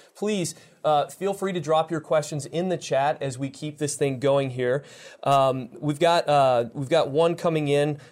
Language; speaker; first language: English; native; English